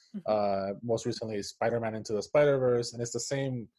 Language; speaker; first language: English; non-native, fluent; Spanish